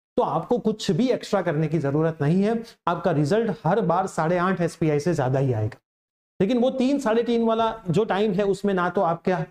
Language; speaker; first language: Hindi; non-native, local second language; Gujarati